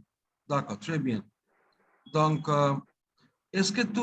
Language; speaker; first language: French; non-native, fluent; Bangla